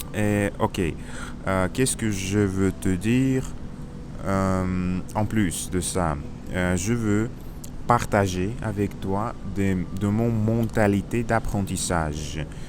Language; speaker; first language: French; non-native, learner; Russian